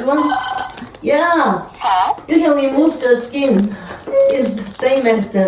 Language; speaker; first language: English; non-native, learner; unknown